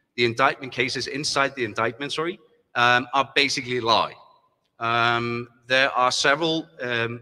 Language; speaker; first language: English; non-native, fluent; German